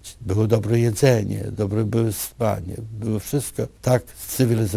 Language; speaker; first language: Polish; early bilingual, other home language; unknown